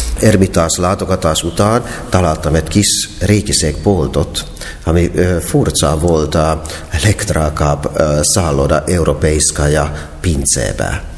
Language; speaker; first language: Hungarian; non-native, fluent; Finnish